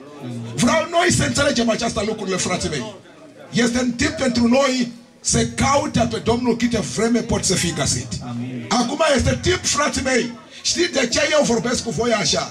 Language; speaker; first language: Romanian; non-native, learner; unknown